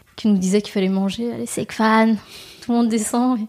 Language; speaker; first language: French; native; French